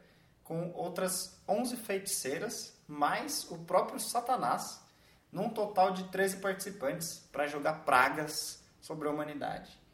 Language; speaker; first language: Portuguese; native; Portuguese